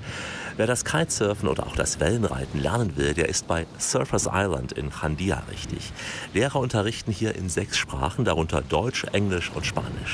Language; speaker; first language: German; native; German